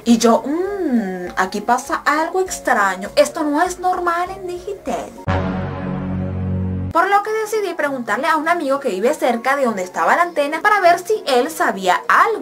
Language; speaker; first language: Spanish; native; Spanish